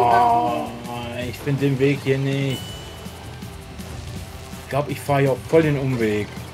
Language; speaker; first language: German; native; German